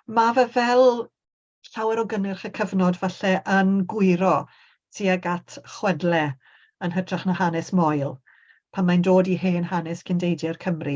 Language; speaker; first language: Welsh; native; Welsh